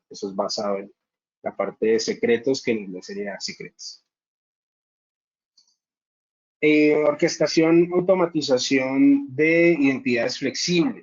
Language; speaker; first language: Spanish; native; Spanish